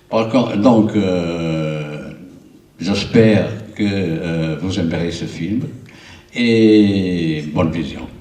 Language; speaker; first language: French; non-native, fluent; Italian